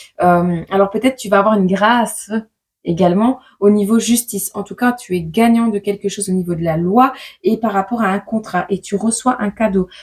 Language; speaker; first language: French; native; French